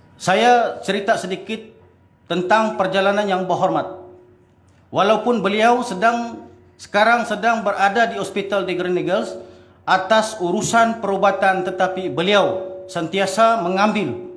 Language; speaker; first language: Malay; native; Malay